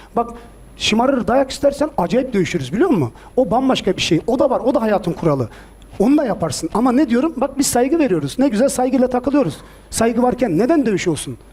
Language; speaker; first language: Turkish; early bilingual, heritage; Turkish